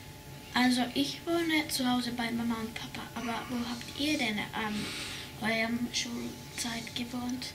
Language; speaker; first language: German; early bilingual, heritage; German